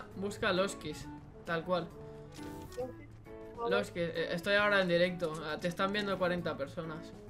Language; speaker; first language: Spanish; native; Spanish